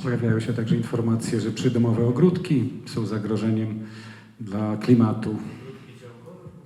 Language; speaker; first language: Polish; native; Polish